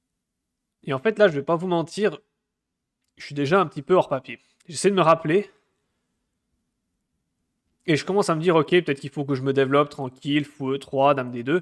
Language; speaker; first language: French; native; French